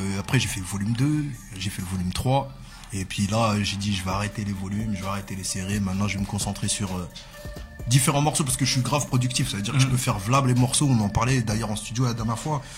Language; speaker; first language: French; native; French